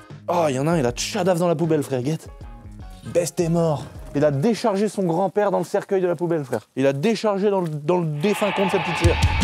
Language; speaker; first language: French; native; French